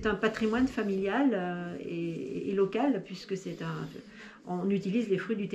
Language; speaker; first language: French; native; French